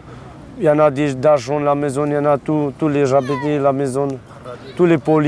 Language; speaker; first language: French; non-native, learner; Romanian